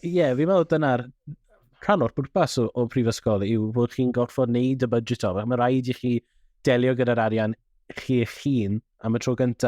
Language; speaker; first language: Welsh; native; Welsh